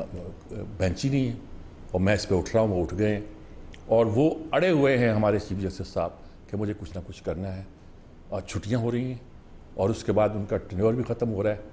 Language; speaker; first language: Urdu; native; Urdu